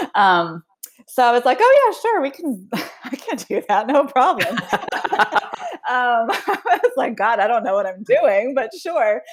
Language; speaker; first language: English; early bilingual, other home language; Swedish